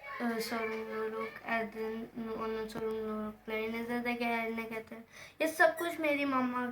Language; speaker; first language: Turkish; non-native, learner; Hindi